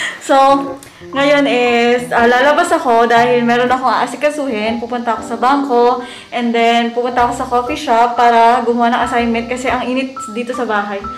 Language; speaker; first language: Filipino; native; Filipino